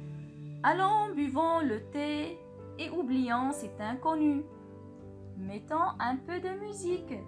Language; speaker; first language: French; non-native, local second language; Arabic